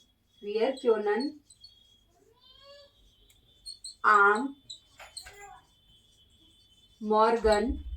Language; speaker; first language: German; non-native, learner; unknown